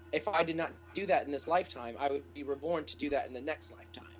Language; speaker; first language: English; native; English